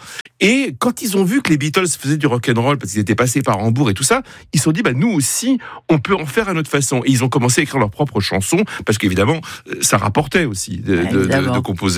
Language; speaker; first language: French; native; French